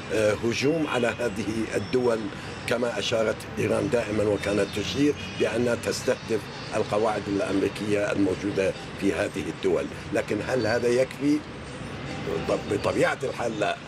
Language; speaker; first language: Arabic; non-native, fluent; Persian